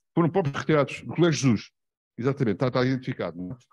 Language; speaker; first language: Portuguese; native; Portuguese